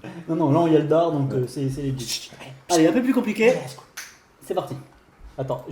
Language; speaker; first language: French; native; French